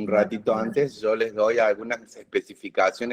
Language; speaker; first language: Spanish; native; Spanish